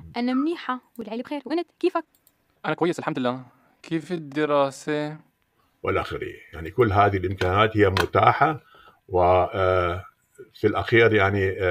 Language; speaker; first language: Arabic; non-native, fluent; German